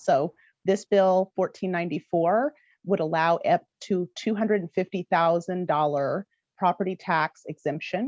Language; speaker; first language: English; native; English